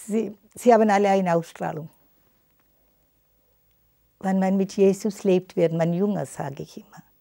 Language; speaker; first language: German; non-native, fluent; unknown